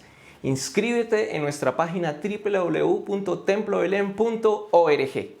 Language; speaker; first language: Spanish; native; Spanish